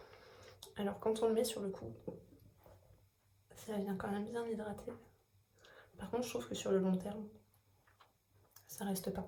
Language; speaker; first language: French; native; French